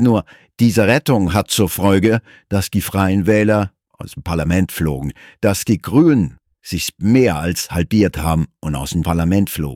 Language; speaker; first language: German; native; German